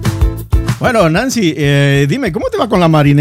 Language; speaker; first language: Spanish; native; Spanish